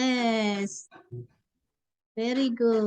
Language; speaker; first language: English; non-native, fluent; Indonesian